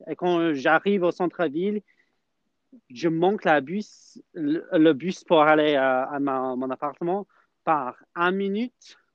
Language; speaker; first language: French; non-native, learner; English